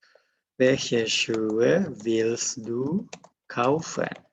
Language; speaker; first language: German; non-native, fluent; Indonesian